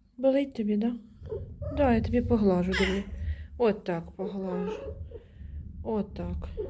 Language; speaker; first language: Ukrainian; native; Ukrainian